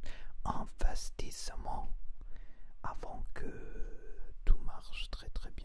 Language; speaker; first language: French; non-native, learner; Spanish